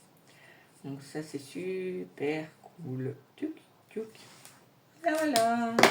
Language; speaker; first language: French; native; French